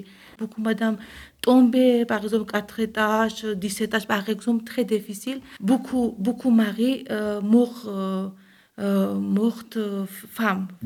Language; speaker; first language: French; non-native, learner; Georgian